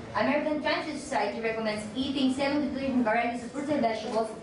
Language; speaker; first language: English; non-native, local second language; Filipino